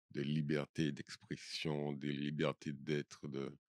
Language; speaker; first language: French; native; French